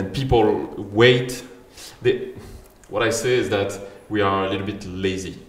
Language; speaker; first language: English; non-native, fluent; French